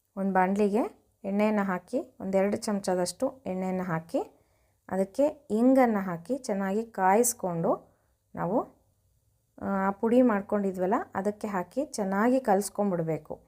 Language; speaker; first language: Kannada; native; Kannada